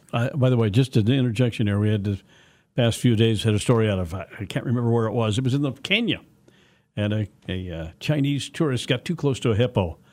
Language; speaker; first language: English; native; English